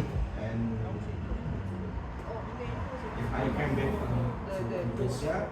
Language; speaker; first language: English; non-native, learner; Indonesian